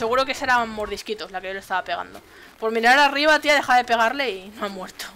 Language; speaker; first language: Spanish; native; Spanish